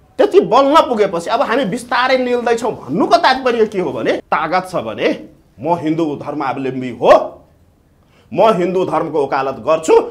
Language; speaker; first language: Nepali; non-native, local second language; Maithili